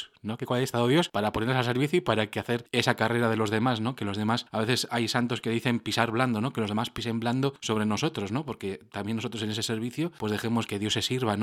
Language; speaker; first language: Spanish; native; Spanish